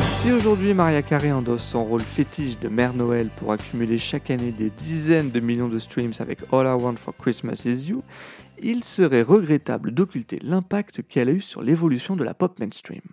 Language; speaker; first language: French; native; French